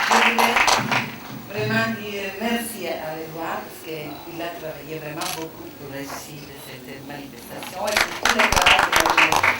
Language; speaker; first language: French; non-native, learner; Italian